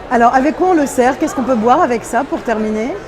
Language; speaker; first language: French; native; French